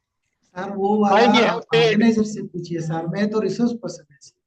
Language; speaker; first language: Hindi; non-native, local second language; Telugu